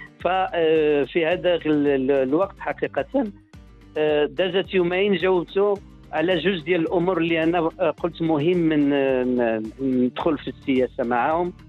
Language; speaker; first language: Arabic; early bilingual, heritage; Arabic